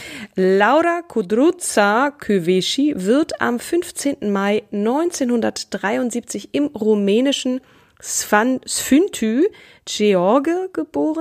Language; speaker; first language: German; native; German